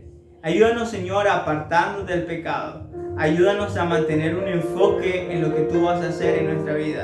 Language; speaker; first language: Spanish; native; Spanish